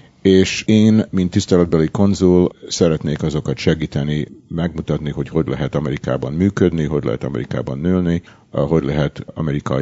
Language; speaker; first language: Hungarian; early bilingual, heritage; Hungarian